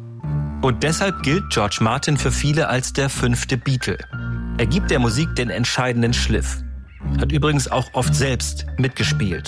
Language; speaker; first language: German; native; German